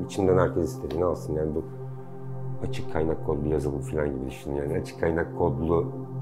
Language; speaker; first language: Turkish; native; Turkish